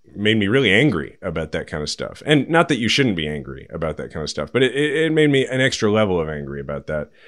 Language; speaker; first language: English; native; English